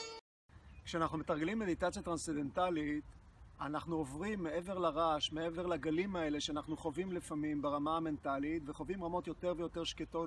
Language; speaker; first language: Hebrew; native; Hebrew